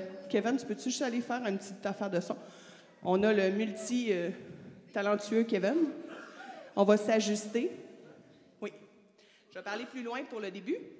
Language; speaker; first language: French; native; French